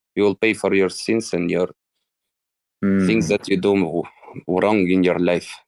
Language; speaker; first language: English; non-native, fluent; Arabic